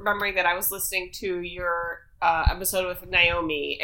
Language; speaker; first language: English; native; English